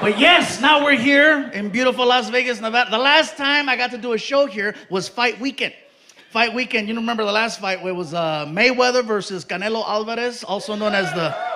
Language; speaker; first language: English; native; English